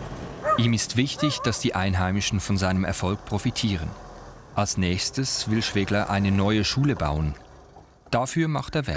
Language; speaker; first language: German; native; German